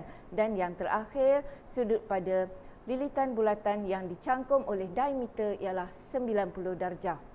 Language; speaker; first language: Malay; native; Malay